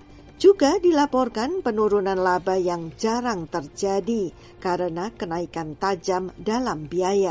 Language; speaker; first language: Indonesian; native; Indonesian